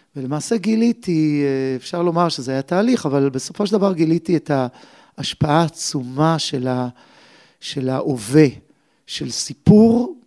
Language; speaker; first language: Hebrew; native; Hebrew